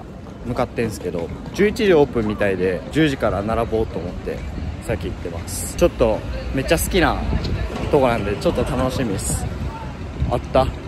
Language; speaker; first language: Japanese; native; Japanese